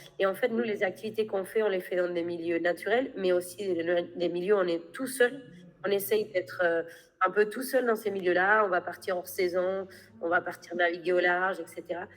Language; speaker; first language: French; non-native, fluent; Spanish